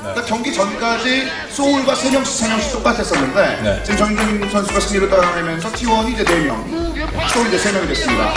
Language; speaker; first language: Korean; native; Korean